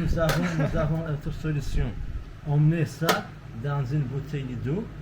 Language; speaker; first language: French; non-native, local second language; Arabic